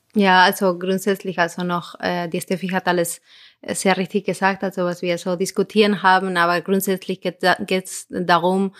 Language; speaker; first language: German; non-native, fluent; Spanish